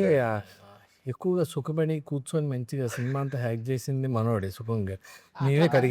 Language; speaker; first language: Telugu; native; Telugu